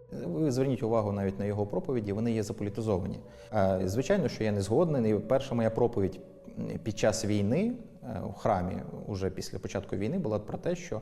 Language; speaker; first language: Ukrainian; native; Ukrainian